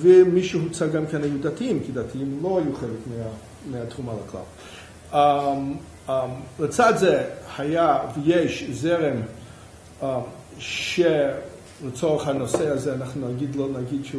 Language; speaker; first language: Hebrew; non-native, fluent; English